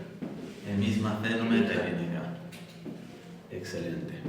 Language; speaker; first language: Greek; non-native, fluent; Spanish